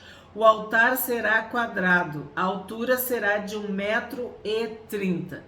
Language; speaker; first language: Portuguese; native; Portuguese